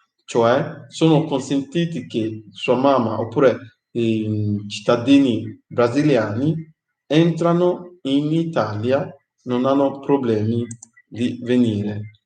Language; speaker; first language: Italian; non-native, fluent; English